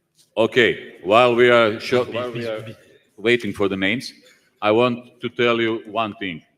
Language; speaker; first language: English; non-native, fluent; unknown